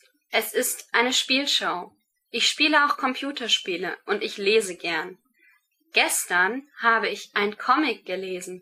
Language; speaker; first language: German; non-native, learner; English